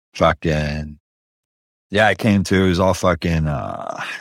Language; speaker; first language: English; early bilingual, other home language; Spanish